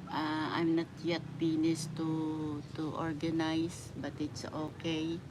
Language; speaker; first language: English; non-native, local second language; Filipino